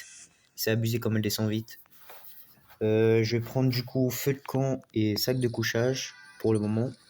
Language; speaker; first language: French; native; French